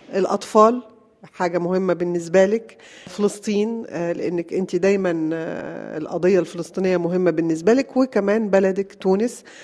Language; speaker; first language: Arabic; native; Arabic